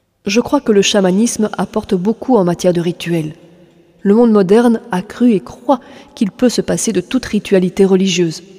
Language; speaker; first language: French; native; French